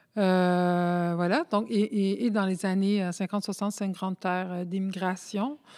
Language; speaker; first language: French; early bilingual, other home language; Spanish